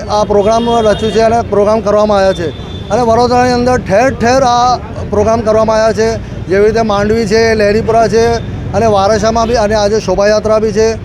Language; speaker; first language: Gujarati; non-native, local second language; Sindhi